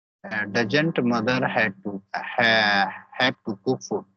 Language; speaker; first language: English; non-native, learner; Hindi